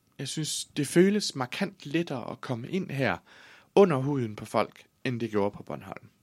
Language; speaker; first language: Danish; native; Danish